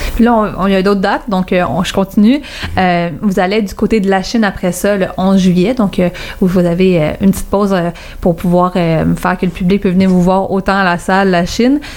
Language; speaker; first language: French; native; French